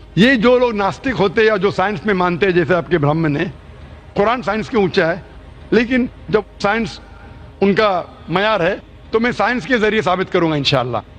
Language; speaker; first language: Urdu; non-native, local second language; Konkani